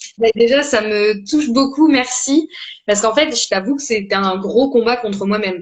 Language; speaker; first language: French; early bilingual, other home language; Portuguese